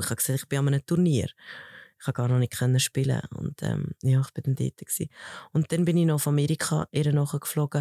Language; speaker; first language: German; early bilingual, other home language; Spanish